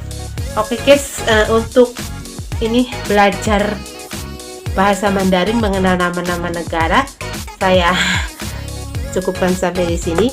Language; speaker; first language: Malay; non-native, local second language; Javanese